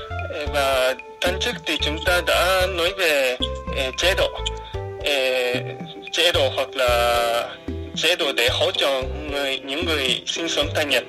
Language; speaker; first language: Vietnamese; non-native, fluent; Japanese